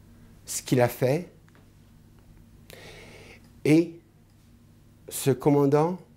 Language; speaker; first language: French; non-native, fluent; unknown